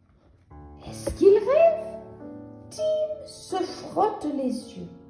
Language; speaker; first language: French; native; French